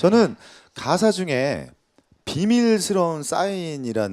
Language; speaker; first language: Korean; native; Korean